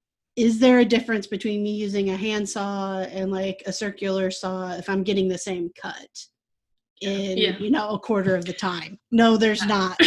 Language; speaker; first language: English; native; English